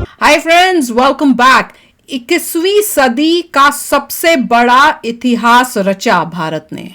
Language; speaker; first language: Hindi; non-native, fluent; English